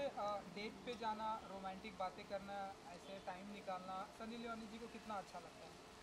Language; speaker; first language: Hindi; native; Hindi